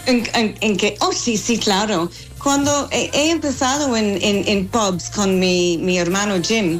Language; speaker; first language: Spanish; non-native, fluent; English